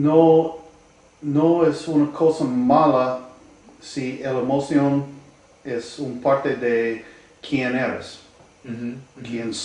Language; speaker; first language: Spanish; non-native, learner; English